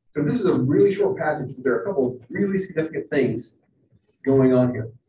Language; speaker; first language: English; native; English